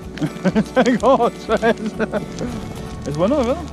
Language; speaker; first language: Spanish; non-native, learner; English